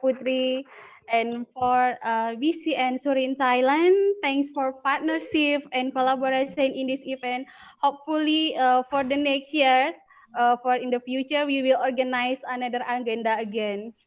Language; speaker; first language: English; non-native, learner; Indonesian